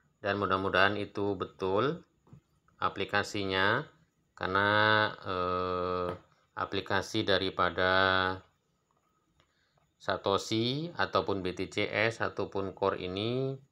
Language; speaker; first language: Indonesian; native; Indonesian